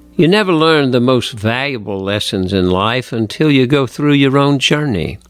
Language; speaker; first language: English; native; English